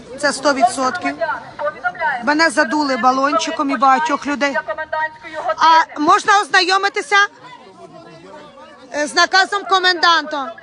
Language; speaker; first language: Ukrainian; native; Ukrainian